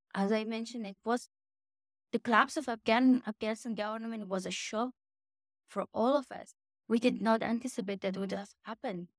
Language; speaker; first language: English; non-native, fluent; Persian